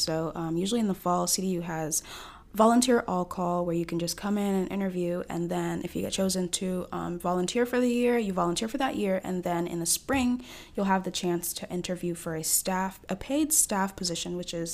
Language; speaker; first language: English; early bilingual, other home language; Haitian Creole